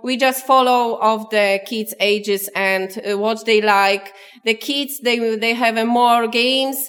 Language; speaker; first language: English; non-native, learner; Polish